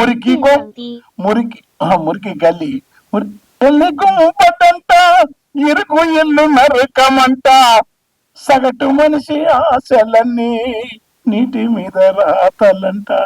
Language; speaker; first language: Telugu; native; Telugu